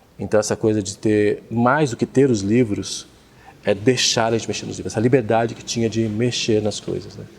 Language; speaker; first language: Portuguese; native; Portuguese